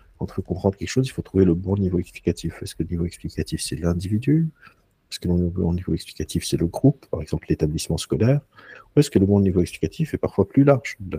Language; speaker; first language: French; non-native, local second language; Arabic